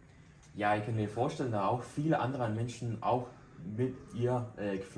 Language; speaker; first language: German; non-native, learner; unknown